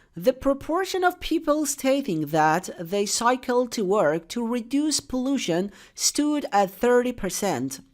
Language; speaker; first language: English; non-native, fluent; Persian